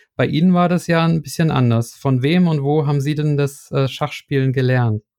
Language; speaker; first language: German; native; German